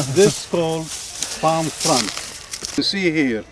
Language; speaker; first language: English; non-native, fluent; Arabic